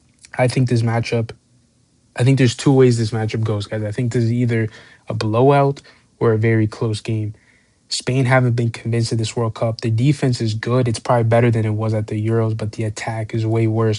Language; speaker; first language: English; native; English